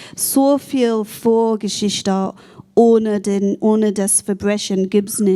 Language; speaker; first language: German; non-native, fluent; English